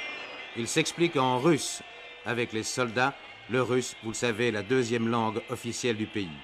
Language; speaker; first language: French; native; French